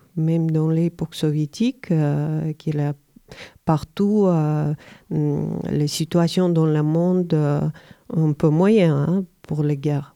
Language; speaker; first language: French; non-native, learner; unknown